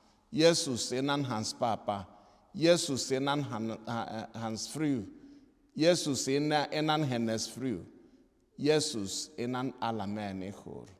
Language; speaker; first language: Swedish; non-native, fluent; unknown